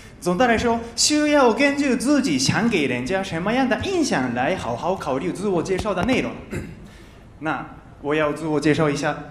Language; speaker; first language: Chinese; non-native, fluent; Japanese